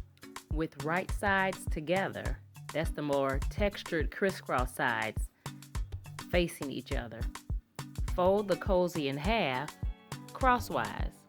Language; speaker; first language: English; native; English